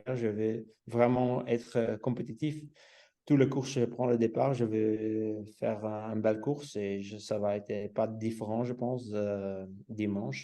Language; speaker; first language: French; non-native, local second language; Dutch